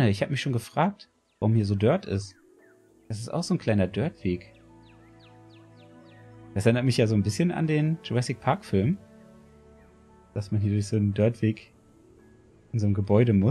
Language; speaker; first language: German; native; German